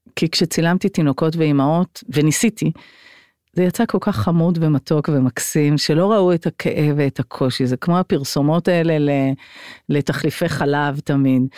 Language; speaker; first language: Hebrew; native; Hebrew